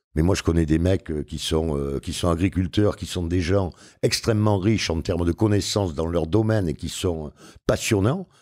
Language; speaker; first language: French; native; French